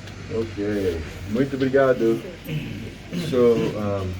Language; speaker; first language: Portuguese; non-native, learner; English